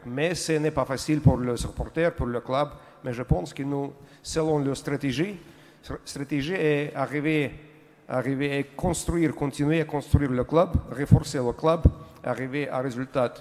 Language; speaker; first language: French; non-native, learner; Russian